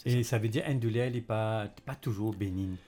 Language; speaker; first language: French; non-native, local second language; Morisyen